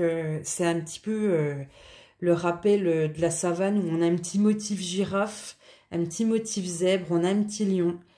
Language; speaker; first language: French; native; French